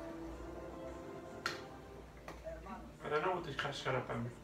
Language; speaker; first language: English; non-native, learner; Spanish